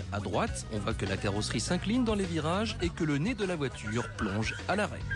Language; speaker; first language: French; native; French